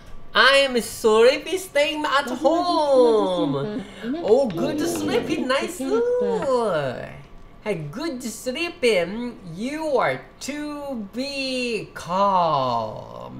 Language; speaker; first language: English; non-native, learner; Japanese